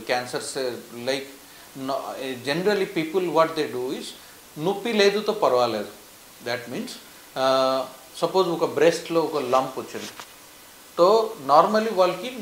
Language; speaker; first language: Telugu; non-native, fluent; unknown